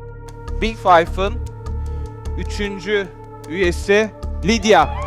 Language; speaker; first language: Turkish; native; Turkish